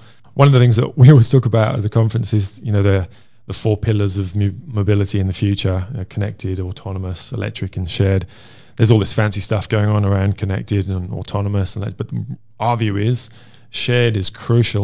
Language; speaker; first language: English; native; English